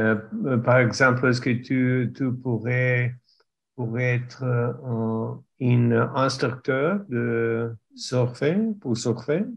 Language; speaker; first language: French; non-native, learner; English